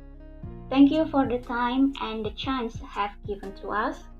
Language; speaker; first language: English; non-native, learner; Indonesian